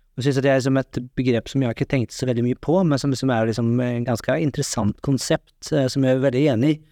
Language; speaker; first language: Swedish; non-native, fluent; Norwegian